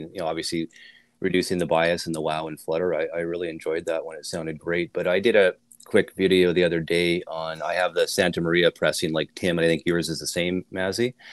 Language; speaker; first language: English; native; English